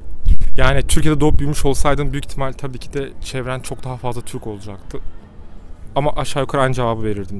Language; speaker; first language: Turkish; native; Turkish